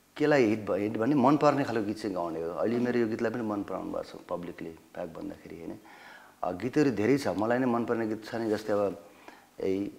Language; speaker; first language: Nepali; native; Nepali